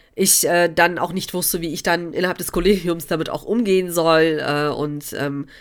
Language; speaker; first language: German; native; German